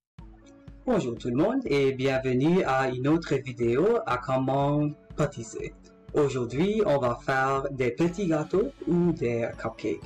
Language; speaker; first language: French; non-native, local second language; English